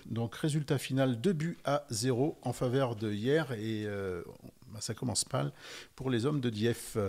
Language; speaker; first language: French; native; French